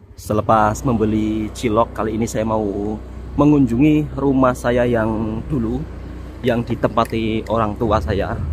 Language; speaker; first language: Indonesian; native; Indonesian